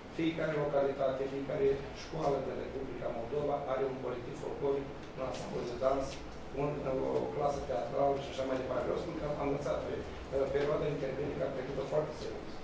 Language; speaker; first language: Romanian; native; Romanian